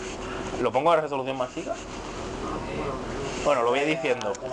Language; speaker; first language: Spanish; native; Spanish